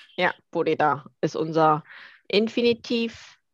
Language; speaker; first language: German; early bilingual, other home language; Korean